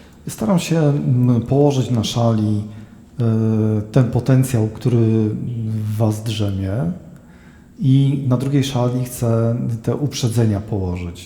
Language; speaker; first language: Polish; native; Polish